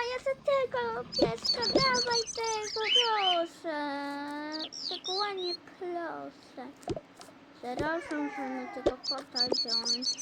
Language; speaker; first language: Polish; early bilingual, heritage; Polish